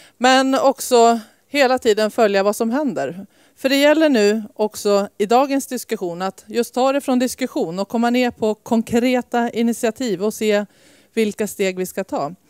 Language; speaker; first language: Swedish; native; Swedish